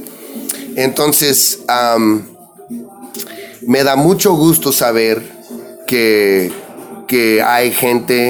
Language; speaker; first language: Spanish; early bilingual, heritage; English